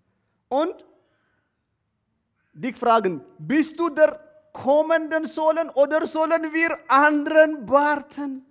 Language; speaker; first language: German; non-native, learner; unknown